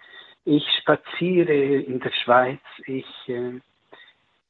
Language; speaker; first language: German; non-native, learner; Arabic